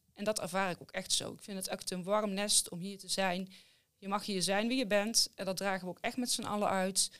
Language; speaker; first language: Dutch; native; Dutch